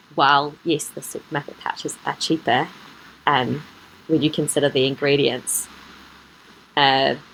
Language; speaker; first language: English; native; English